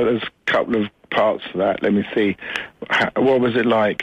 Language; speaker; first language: English; native; English